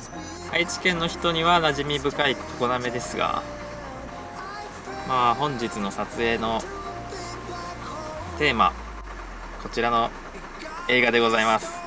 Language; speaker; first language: Japanese; native; Japanese